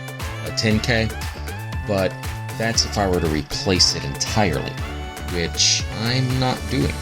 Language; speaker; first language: English; native; English